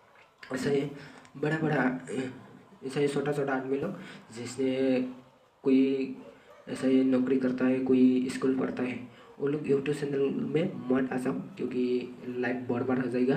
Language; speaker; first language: Hindi; non-native, local second language; Bodo